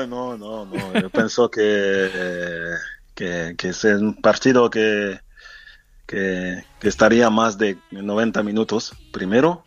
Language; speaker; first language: Spanish; non-native, fluent; French